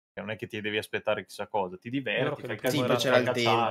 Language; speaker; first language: Italian; native; Italian